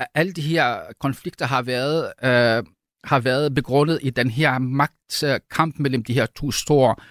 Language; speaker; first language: Danish; non-native, fluent; Arabic